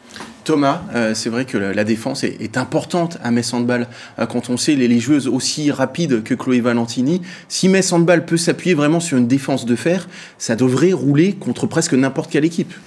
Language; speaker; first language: French; native; French